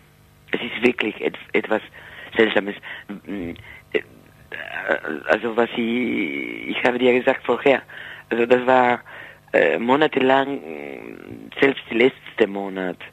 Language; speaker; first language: German; non-native, fluent; Spanish